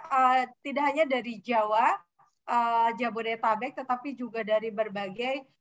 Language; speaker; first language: Indonesian; native; Indonesian